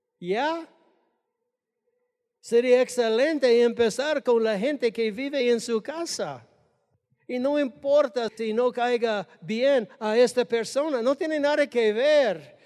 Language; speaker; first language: Spanish; non-native, fluent; English